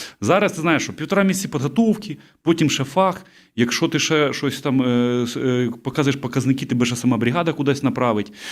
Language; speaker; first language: Ukrainian; native; Ukrainian